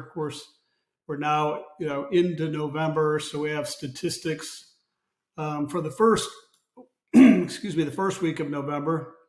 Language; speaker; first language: English; native; English